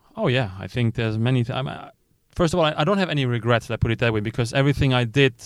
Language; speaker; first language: English; non-native, fluent; Luxembourgish